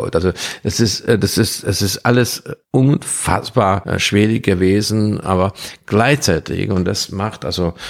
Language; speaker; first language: German; non-native, fluent; Hungarian